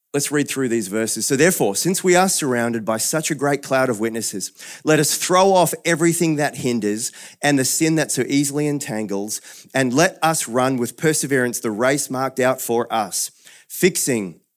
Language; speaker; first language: English; native; English